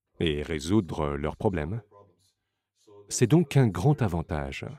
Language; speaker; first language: French; non-native, fluent; Slovenian